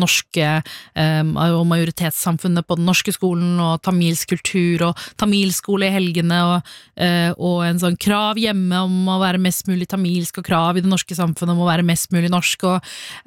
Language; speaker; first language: Norwegian; early bilingual, other home language; Tamil